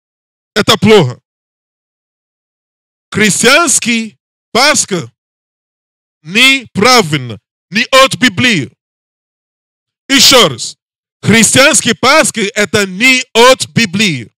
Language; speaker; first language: Russian; non-native, learner; English